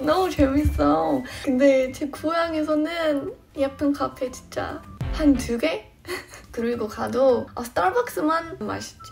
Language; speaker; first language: Korean; non-native, fluent; English